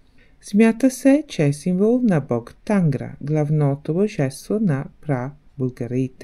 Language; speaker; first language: Bulgarian; non-native, learner; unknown